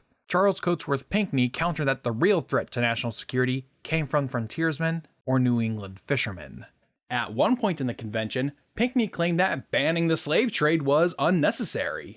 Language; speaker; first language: English; native; English